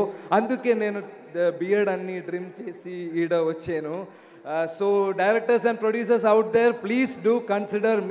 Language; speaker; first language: Telugu; non-native, learner; Malayalam